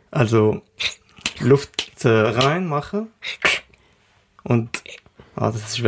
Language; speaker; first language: German; non-native, learner; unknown